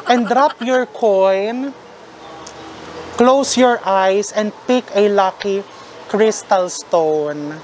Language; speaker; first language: English; non-native, local second language; Filipino